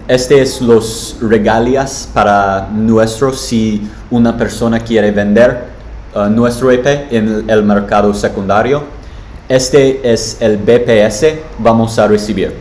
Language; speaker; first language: Spanish; non-native, learner; English